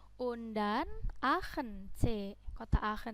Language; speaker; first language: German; non-native, fluent; Indonesian